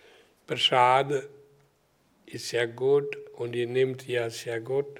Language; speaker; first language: German; non-native, learner; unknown